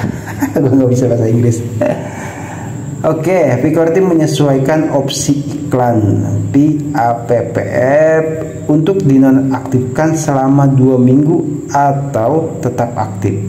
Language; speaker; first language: Indonesian; native; Indonesian